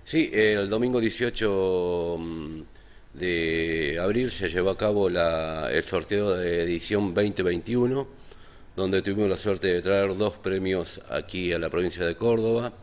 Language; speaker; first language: Spanish; native; Spanish